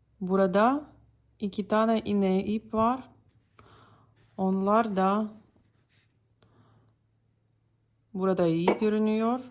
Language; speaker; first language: Turkish; non-native, learner; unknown